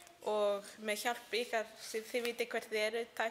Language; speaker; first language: Icelandic; early bilingual, heritage; Icelandic